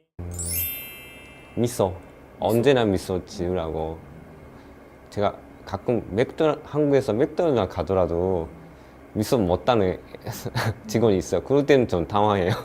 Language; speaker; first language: Korean; non-native, learner; Japanese